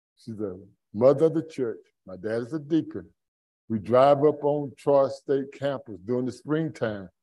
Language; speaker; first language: English; native; English